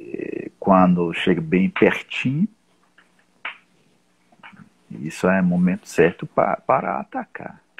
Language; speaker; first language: Portuguese; non-native, fluent; English